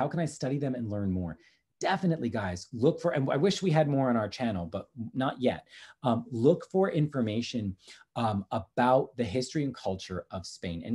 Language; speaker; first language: English; native; English